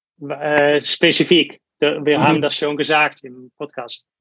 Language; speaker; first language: German; non-native, learner; Dutch